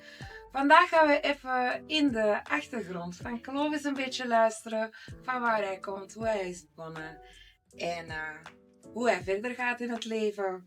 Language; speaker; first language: Dutch; native; Dutch